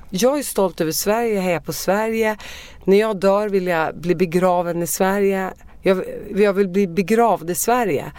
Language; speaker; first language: Swedish; early bilingual, other home language; Arabic